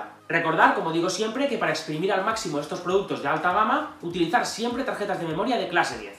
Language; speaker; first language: Spanish; native; Spanish